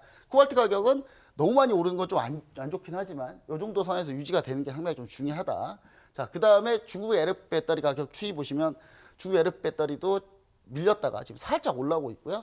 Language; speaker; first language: Korean; native; Korean